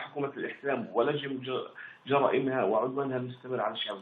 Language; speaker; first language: Arabic; native; Arabic